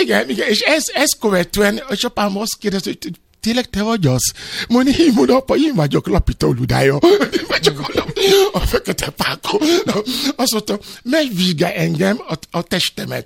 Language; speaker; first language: Hungarian; non-native, fluent; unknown